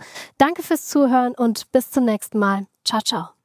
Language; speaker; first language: German; native; German